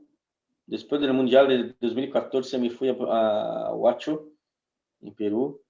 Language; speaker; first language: Spanish; non-native, fluent; Portuguese